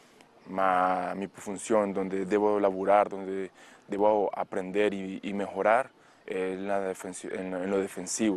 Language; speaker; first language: Italian; non-native, learner; Spanish